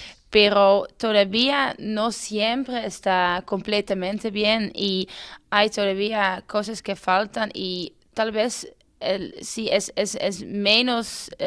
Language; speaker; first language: Spanish; non-native, fluent; Dutch